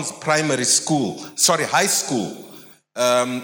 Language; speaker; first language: English; non-native, local second language; Shona